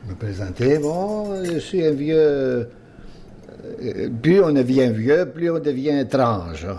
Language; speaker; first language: French; non-native, fluent; Greek